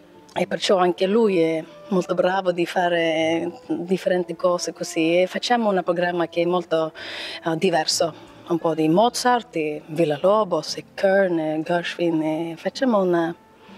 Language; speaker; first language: Italian; non-native, learner; Swedish